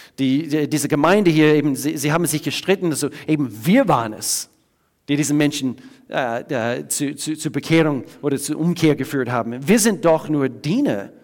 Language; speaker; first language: German; non-native, fluent; English